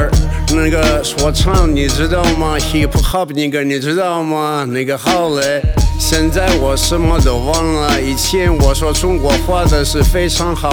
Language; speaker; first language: Chinese; non-native, learner; Russian